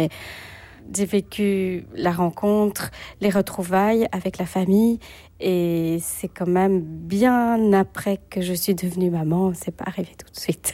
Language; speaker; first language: French; native; French